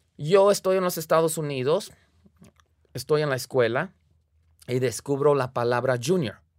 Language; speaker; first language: Spanish; early bilingual, heritage; Spanish